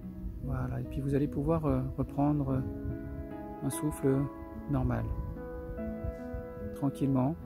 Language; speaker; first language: French; native; French